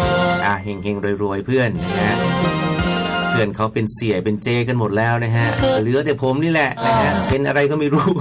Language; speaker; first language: Thai; native; Thai